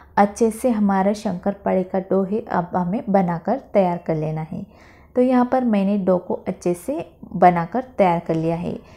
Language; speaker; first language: Hindi; non-native, local second language; Marathi